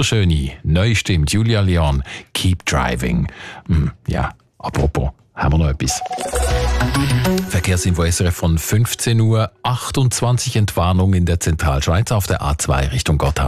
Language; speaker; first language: German; native; German